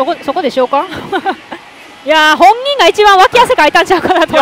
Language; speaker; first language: Japanese; native; Japanese